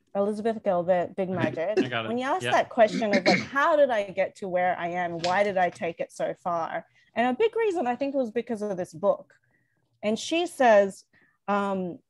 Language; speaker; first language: English; native; English